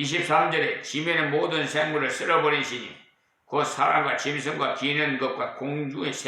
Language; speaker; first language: Korean; native; Korean